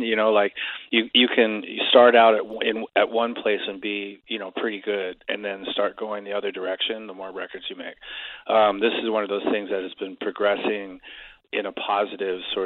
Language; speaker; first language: English; native; English